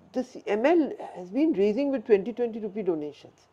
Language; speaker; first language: English; non-native, local second language; Hindi